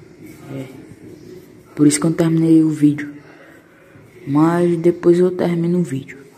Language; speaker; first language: Portuguese; native; Portuguese